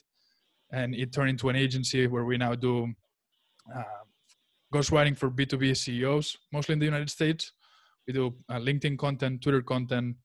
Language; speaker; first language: English; non-native, fluent; Spanish